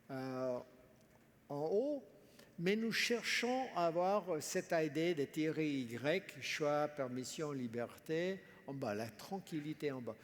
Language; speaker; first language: French; non-native, fluent; English